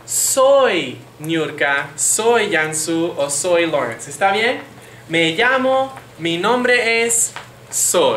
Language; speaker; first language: Spanish; non-native, fluent; English